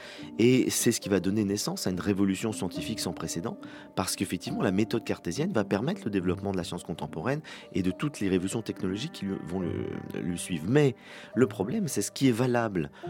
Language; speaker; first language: French; native; French